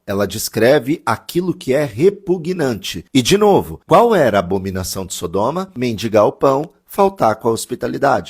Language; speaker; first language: Portuguese; native; Portuguese